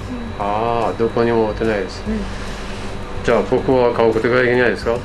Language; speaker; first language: Japanese; non-native, fluent; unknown